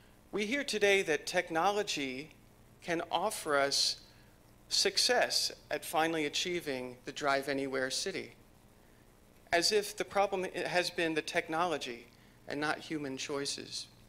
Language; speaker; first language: English; native; English